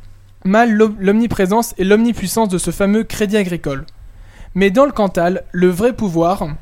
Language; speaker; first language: French; native; French